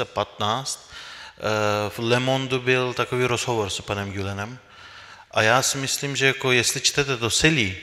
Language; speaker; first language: Czech; non-native, fluent; Turkish